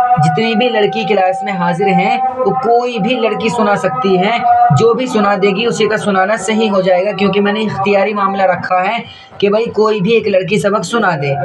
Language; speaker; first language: Urdu; native; Urdu